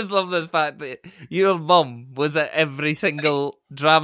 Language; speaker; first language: English; native; English